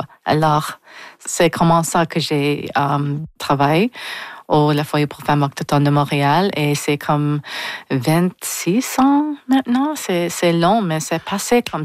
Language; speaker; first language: French; non-native, learner; English